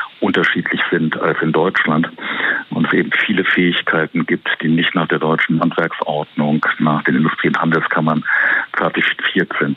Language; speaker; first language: German; native; German